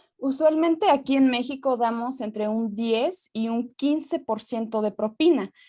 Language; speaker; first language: Spanish; native; Spanish